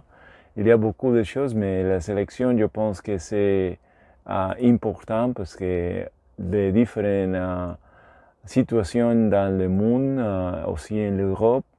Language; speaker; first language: French; non-native, learner; Spanish